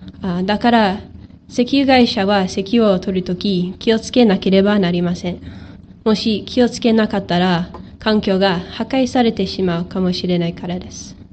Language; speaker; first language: Japanese; non-native, learner; English